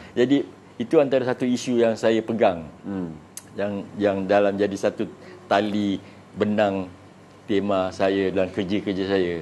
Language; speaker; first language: Malay; native; Malay